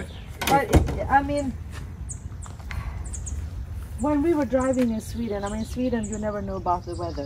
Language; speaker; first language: English; non-native, fluent; Swedish